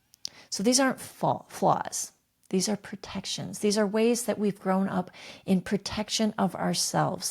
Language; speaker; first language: English; native; English